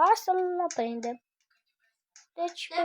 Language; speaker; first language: Romanian; native; Romanian